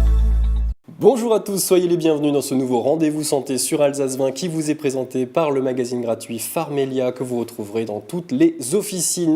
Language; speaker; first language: French; native; French